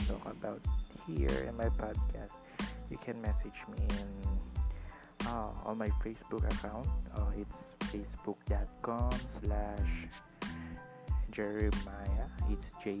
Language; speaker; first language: English; non-native, local second language; Filipino